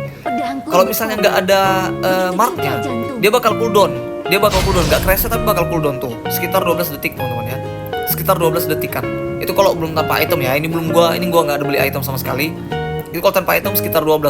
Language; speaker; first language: Indonesian; native; Indonesian